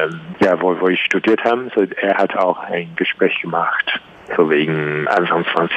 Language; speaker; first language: German; non-native, learner; Chinese